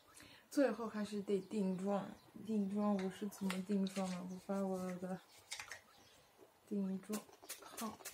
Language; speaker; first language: Chinese; non-native, fluent; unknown